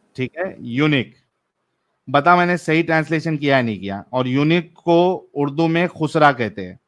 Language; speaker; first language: Urdu; native; Urdu